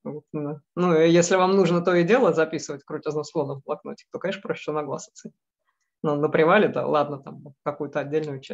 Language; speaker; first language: Russian; native; Russian